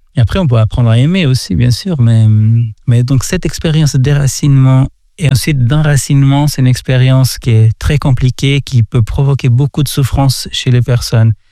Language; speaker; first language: French; non-native, fluent; Portuguese